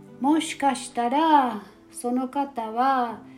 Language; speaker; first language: Japanese; non-native, fluent; German